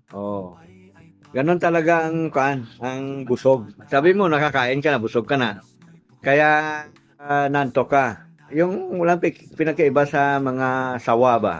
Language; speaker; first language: Filipino; non-native, local second language; Cebuano